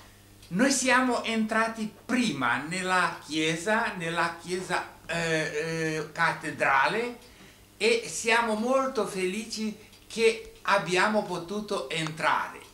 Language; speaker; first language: Italian; non-native, fluent; Romanian